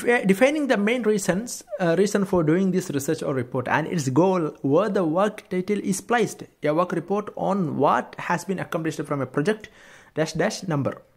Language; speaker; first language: English; non-native, local second language; Malayalam